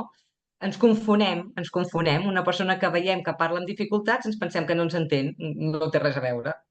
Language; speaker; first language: Catalan; native; Catalan